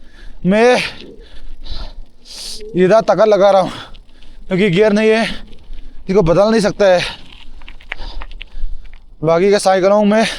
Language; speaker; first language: Hindi; non-native, local second language; Mizo